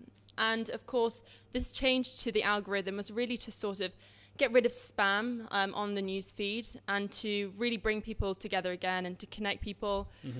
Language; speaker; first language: English; native; English